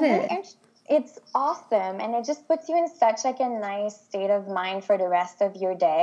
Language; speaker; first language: English; non-native, fluent; French